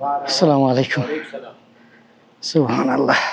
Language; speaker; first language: Hindi; non-native, learner; Bangla